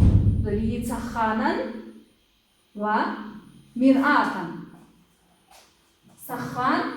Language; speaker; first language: Arabic; non-native, fluent; Kyrgyz